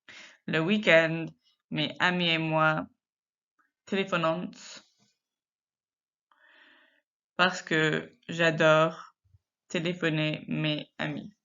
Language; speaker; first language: French; non-native, fluent; English